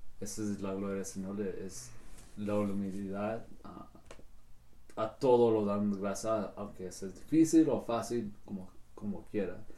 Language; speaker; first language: Spanish; early bilingual, heritage; English